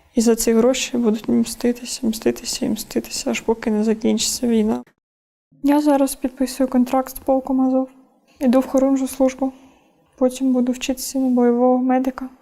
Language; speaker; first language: Ukrainian; non-native, fluent; Russian